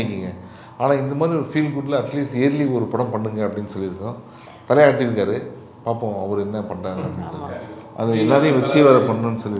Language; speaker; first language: Tamil; native; Tamil